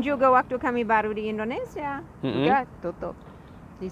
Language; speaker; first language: Indonesian; non-native, fluent; English